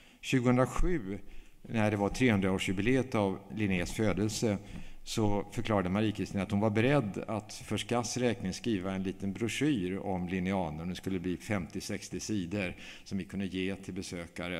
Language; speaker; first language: Swedish; native; Swedish